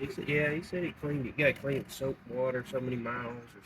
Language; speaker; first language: English; native; English